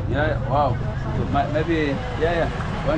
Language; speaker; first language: English; non-native, learner; Swahili